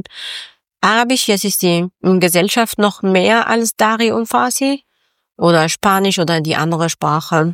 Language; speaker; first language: German; non-native, learner; Persian